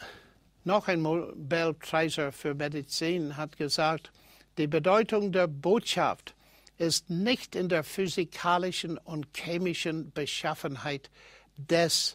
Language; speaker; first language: German; non-native, fluent; English